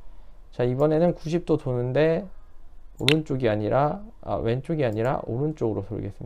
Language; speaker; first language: Korean; native; Korean